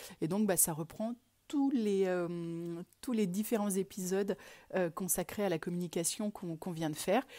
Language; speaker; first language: French; native; French